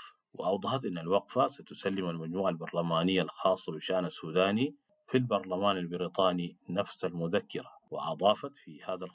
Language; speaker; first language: Arabic; native; Arabic